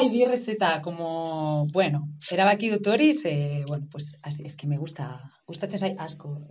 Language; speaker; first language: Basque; non-native, local second language; Spanish